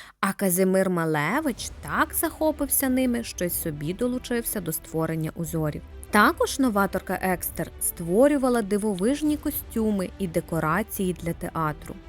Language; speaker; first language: Ukrainian; native; Ukrainian